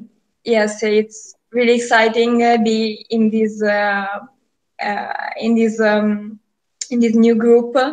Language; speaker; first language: English; non-native, learner; Italian